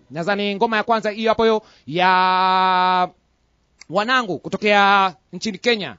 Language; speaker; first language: Swahili; non-native, local second language; Rundi